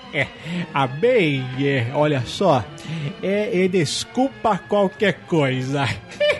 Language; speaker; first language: Portuguese; native; Portuguese